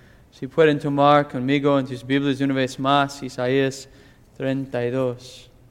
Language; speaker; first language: Spanish; non-native, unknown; English